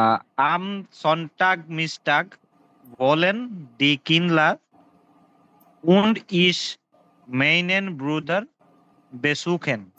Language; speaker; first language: German; non-native, learner; Bangla